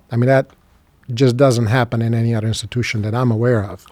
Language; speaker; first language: English; non-native, fluent; Serbian